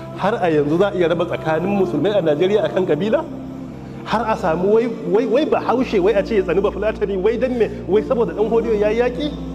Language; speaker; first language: Hausa; native; Hausa